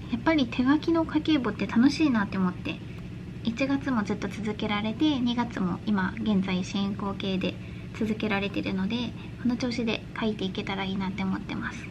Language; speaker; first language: Japanese; native; Japanese